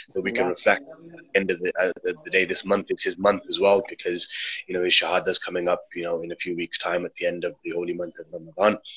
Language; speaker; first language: English; native; English